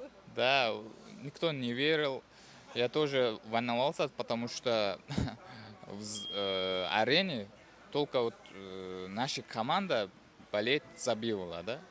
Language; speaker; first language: Russian; non-native, fluent; Uzbek